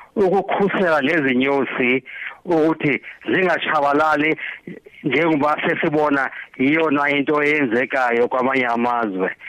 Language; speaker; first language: Zulu; non-native, local second language; Xhosa